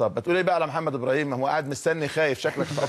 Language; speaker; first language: Arabic; native; Arabic